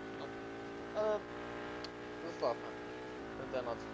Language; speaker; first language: Polish; native; Polish